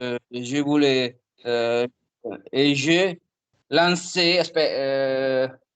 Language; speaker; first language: French; non-native, learner; Italian